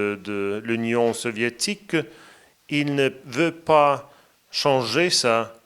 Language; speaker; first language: French; non-native, fluent; Latvian